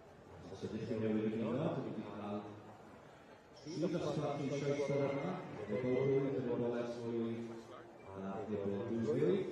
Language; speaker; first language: Welsh; native; Welsh